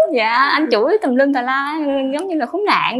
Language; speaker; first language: Vietnamese; native; Vietnamese